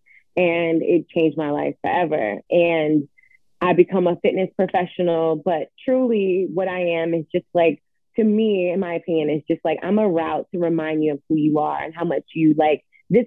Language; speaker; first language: English; native; English